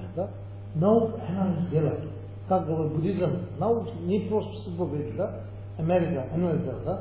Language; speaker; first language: Russian; non-native, learner; Tibetan